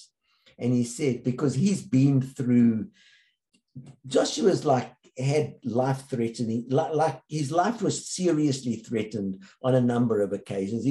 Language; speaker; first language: English; native; English